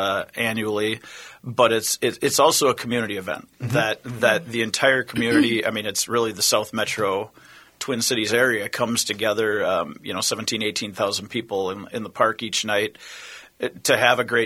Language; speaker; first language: English; native; English